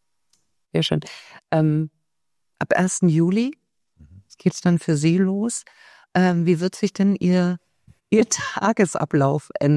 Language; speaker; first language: German; native; German